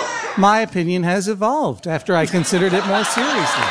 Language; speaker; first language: English; native; English